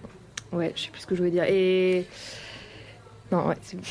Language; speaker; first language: French; native; French